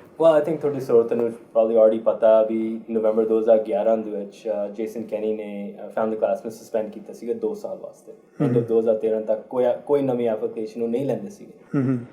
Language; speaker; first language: Punjabi; early bilingual, heritage; Punjabi